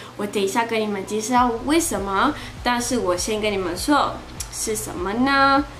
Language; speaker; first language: Chinese; non-native, fluent; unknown